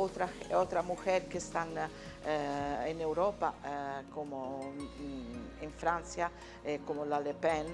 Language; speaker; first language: Spanish; non-native, learner; Italian